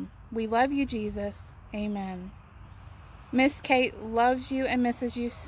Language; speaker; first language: English; native; English